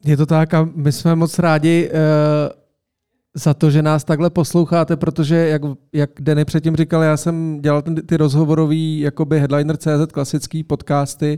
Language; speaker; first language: Czech; native; Czech